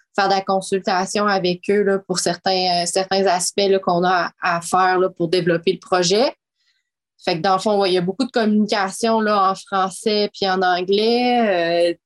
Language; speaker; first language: French; native; French